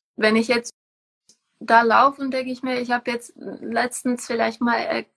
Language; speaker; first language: German; non-native, fluent; Czech